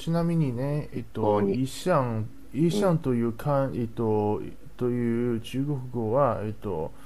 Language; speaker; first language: Japanese; non-native, learner; Chinese